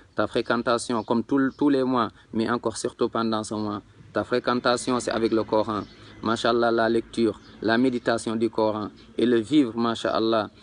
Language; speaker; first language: French; non-native, local second language; Wolof